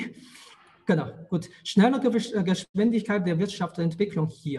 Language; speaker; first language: German; non-native, fluent; Chinese